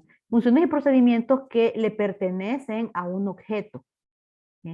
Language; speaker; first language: Spanish; native; Spanish